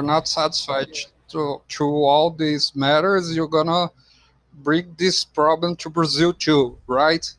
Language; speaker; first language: English; non-native, fluent; Portuguese